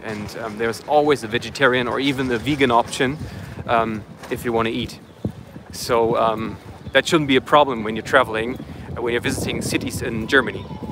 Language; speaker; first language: English; non-native, fluent; German